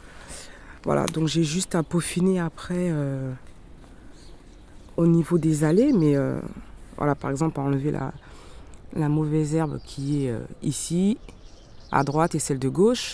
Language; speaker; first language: French; native; French